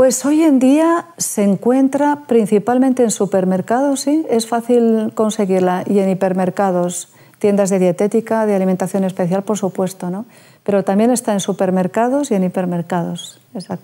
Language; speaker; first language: Spanish; native; Spanish